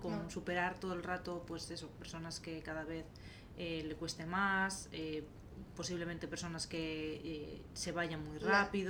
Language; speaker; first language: Spanish; native; Spanish